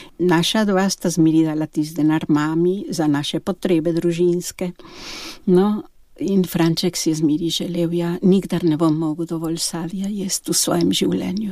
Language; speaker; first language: Slovenian; early bilingual, heritage; Slovenian